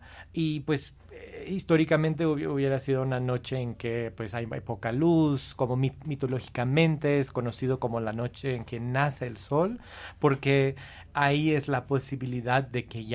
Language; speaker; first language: Spanish; non-native, fluent; English